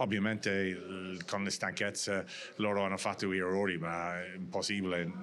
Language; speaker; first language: Italian; non-native, learner; English